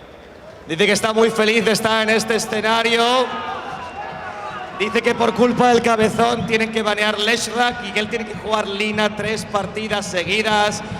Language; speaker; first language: Spanish; non-native, fluent; English